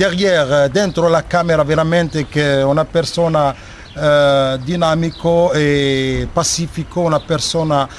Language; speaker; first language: Italian; non-native, fluent; Arabic